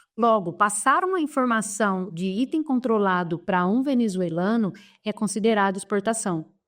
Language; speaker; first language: Portuguese; native; Portuguese